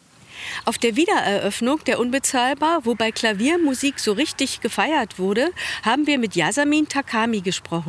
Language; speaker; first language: German; native; German